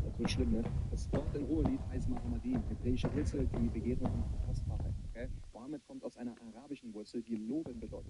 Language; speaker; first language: German; native; German